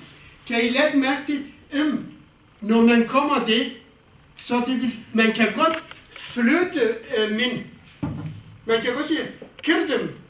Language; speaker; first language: Danish; non-native, fluent; Kurdish